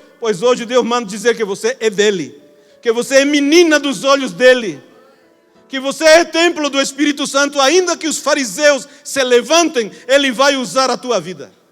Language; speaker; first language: Portuguese; non-native, fluent; Spanish